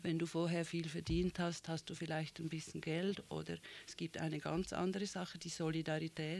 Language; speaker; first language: German; native; German